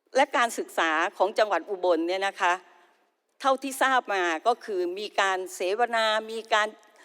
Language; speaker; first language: Thai; native; Thai